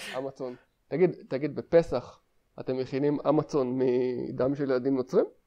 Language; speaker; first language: Hebrew; native; Hebrew